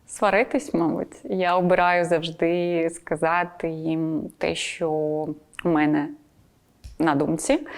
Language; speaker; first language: Ukrainian; non-native, local second language; Russian